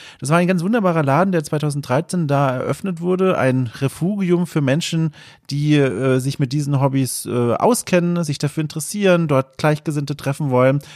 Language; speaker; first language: German; native; German